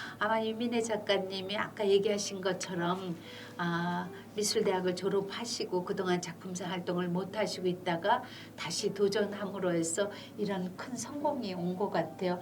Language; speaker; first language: Korean; native; Korean